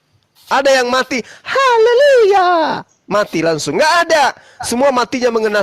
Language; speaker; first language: Indonesian; native; Indonesian